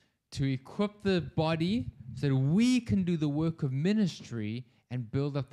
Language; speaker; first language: English; native; English